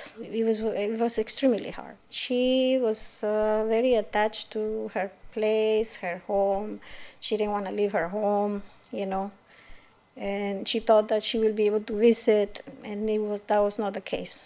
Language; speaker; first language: English; non-native, fluent; Spanish